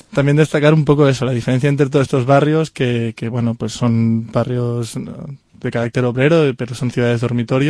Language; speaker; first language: Spanish; native; Spanish